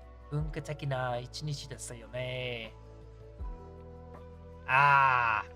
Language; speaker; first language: Japanese; non-native, learner; English